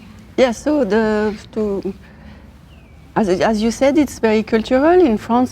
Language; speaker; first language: English; non-native, fluent; French